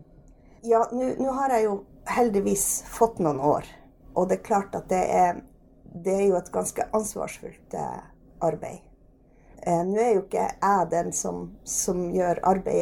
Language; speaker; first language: Norwegian; native; Norwegian